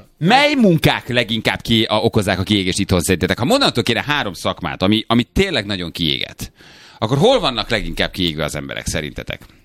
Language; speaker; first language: Hungarian; native; Hungarian